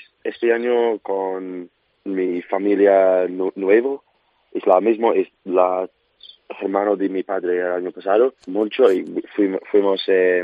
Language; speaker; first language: Spanish; non-native, learner; English